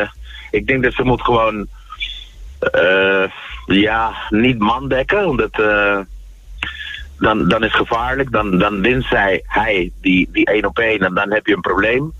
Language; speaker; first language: Dutch; non-native, fluent; Spanish